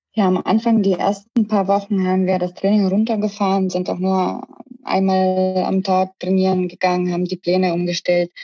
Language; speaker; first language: German; early bilingual, other home language; Russian